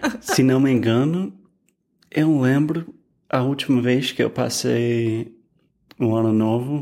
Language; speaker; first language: Portuguese; non-native, fluent; English